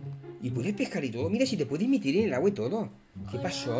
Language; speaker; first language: Spanish; native; Spanish